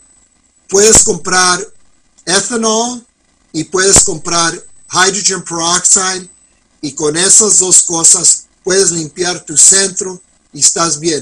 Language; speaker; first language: Spanish; non-native, fluent; English